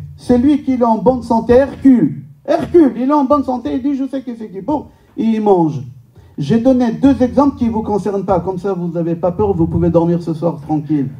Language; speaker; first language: French; non-native, fluent; Hebrew